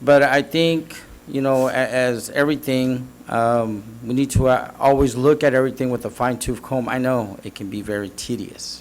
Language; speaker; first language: English; native; English